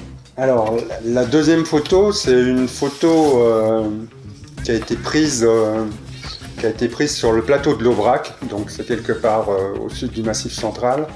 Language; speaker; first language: French; native; French